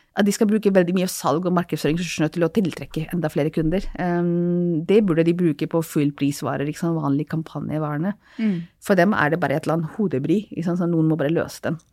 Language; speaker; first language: Norwegian; non-native, fluent; Hindi